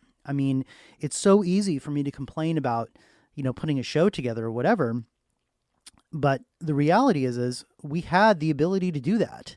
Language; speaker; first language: English; native; English